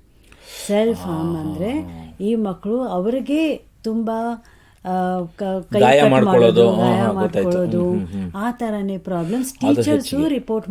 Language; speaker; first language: Kannada; non-native, local second language; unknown